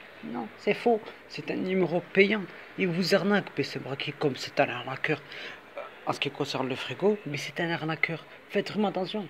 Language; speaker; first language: French; native; French